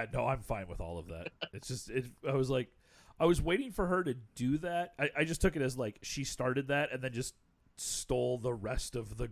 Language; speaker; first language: English; native; English